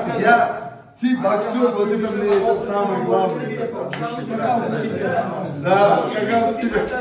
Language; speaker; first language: Russian; non-native, local second language; Uzbek